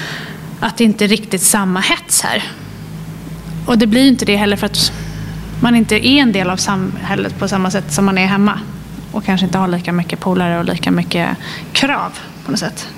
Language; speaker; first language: Swedish; native; Swedish